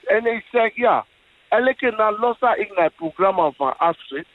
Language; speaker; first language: Dutch; non-native, fluent; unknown